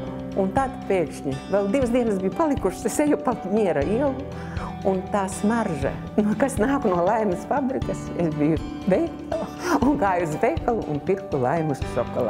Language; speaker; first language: Latvian; native; Latvian